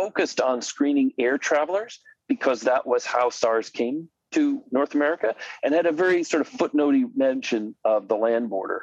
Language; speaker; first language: English; native; English